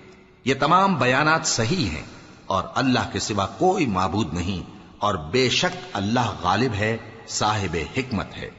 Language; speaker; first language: Urdu; native; Urdu